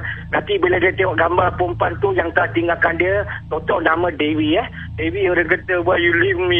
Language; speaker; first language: Malay; native; Malay